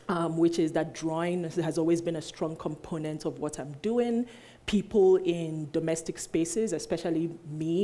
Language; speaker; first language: English; non-native, local second language; Igbo